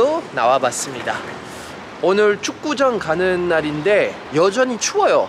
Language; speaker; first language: Korean; non-native, fluent; French